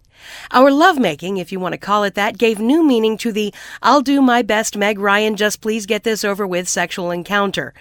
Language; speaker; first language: English; native; English